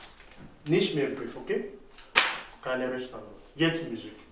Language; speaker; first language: German; non-native, fluent; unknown